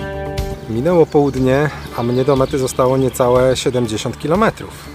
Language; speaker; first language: Polish; native; Polish